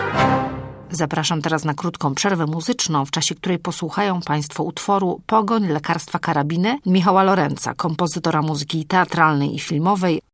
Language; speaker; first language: Polish; native; Polish